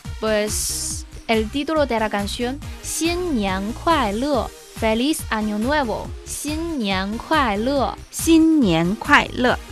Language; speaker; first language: Spanish; non-native, fluent; Chinese